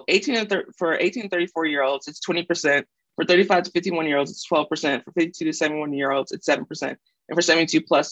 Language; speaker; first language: English; native; English